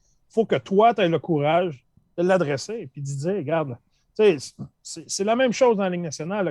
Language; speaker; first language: French; native; French